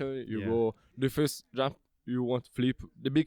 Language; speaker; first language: English; non-native, learner; Italian